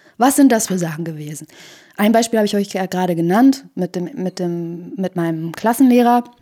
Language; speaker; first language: German; early bilingual, other home language; Persian